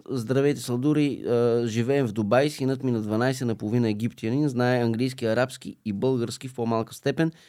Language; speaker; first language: Bulgarian; native; Bulgarian